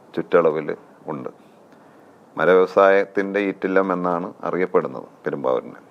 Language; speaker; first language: Malayalam; native; Malayalam